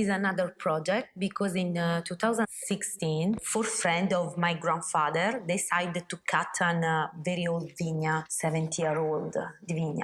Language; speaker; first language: English; non-native, learner; Italian